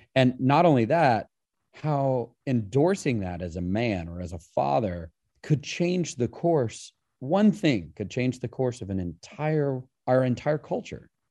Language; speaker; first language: English; native; English